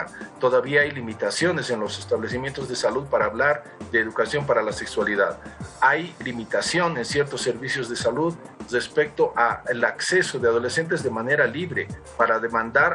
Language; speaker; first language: Spanish; native; Spanish